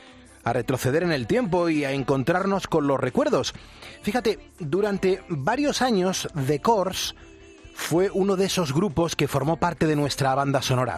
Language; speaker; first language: Spanish; native; Spanish